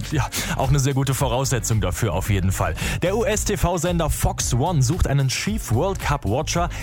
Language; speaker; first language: German; native; German